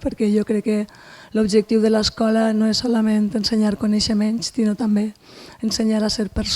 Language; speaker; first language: Catalan; native; Catalan